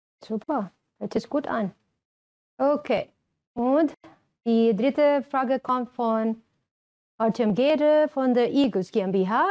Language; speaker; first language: German; non-native, fluent; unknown